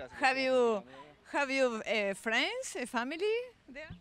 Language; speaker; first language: English; non-native, learner; Spanish